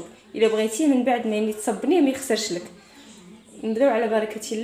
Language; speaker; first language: Arabic; native; Arabic